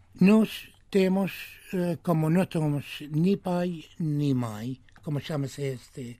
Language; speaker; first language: Portuguese; non-native, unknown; Arabic